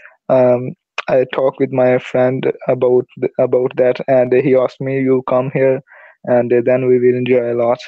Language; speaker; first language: English; non-native, learner; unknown